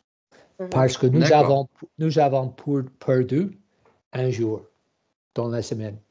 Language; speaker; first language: French; non-native, learner; English